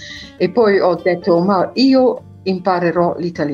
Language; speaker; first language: Italian; non-native, fluent; Dutch